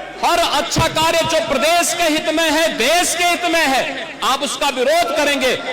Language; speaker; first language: Hindi; native; Hindi